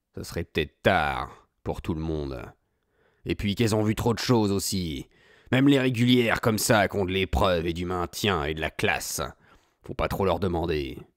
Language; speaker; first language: French; native; French